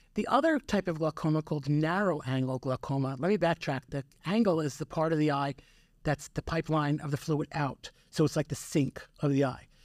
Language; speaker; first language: English; native; English